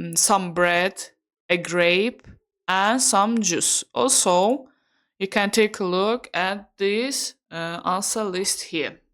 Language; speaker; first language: English; non-native, fluent; Azerbaijani